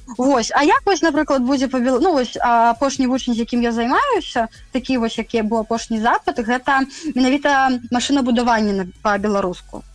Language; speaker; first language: Belarusian; native; Belarusian